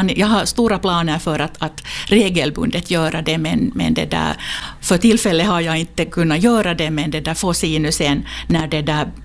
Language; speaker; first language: Swedish; non-native, local second language; Finnish